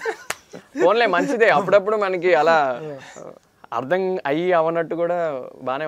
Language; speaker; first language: Telugu; native; Telugu